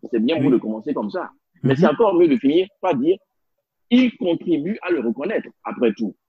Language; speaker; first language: French; non-native, local second language; Spanish